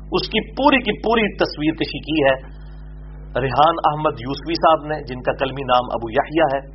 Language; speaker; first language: Urdu; non-native, local second language; Punjabi